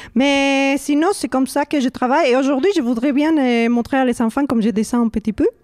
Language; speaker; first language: French; non-native, learner; Spanish